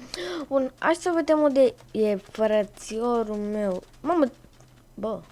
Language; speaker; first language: Romanian; native; Romanian